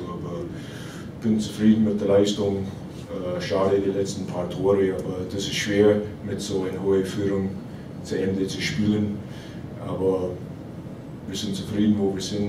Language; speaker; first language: German; non-native, fluent; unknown